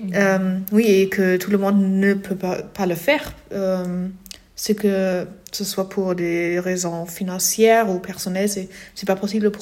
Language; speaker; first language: French; non-native, fluent; German